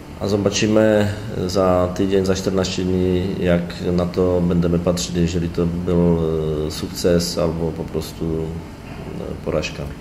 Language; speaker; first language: Polish; non-native, learner; Slovak